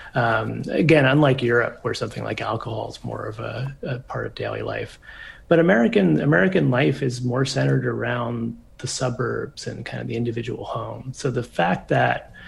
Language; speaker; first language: English; native; English